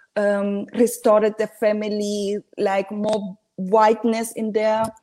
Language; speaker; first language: English; non-native, learner; Spanish